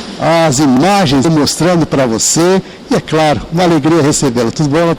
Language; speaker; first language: Portuguese; native; Portuguese